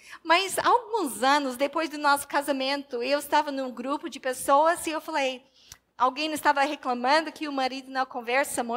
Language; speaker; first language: Portuguese; non-native, fluent; English